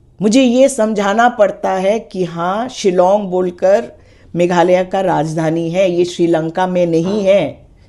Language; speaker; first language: Hindi; non-native, local second language; Khasi